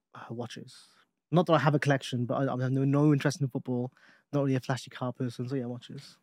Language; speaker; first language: English; native; English